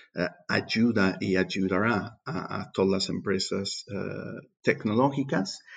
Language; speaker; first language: Spanish; non-native, fluent; English